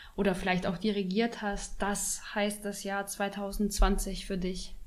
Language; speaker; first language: German; non-native, fluent; Belarusian